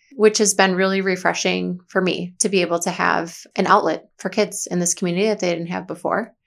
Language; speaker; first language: English; native; English